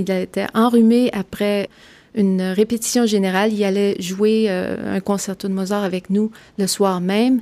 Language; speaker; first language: French; native; French